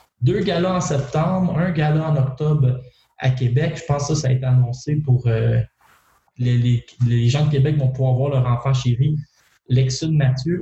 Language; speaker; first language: French; native; French